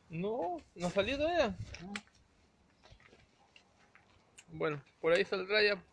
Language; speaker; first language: Spanish; native; Spanish